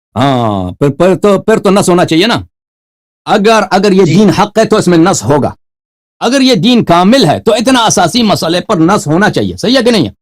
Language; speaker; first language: Urdu; non-native, fluent; Persian